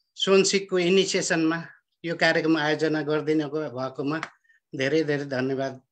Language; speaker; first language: Nepali; native; Nepali